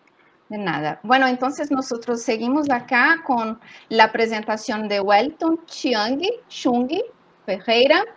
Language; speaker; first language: Spanish; non-native, learner; Portuguese